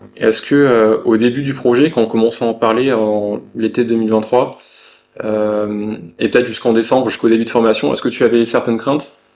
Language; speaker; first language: French; native; French